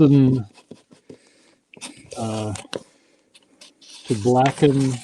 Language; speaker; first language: German; non-native, learner; English